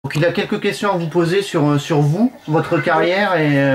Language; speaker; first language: French; native; French